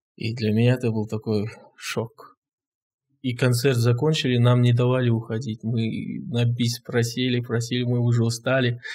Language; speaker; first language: Russian; non-native, local second language; Kazakh